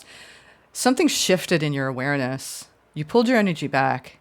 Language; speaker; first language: English; native; English